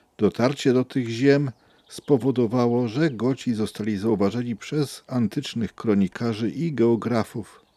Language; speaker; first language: Polish; native; Polish